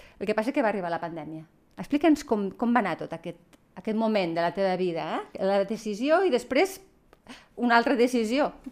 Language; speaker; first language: Catalan; native; Catalan